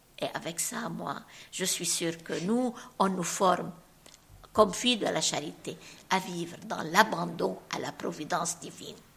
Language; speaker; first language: French; non-native, local second language; Arabic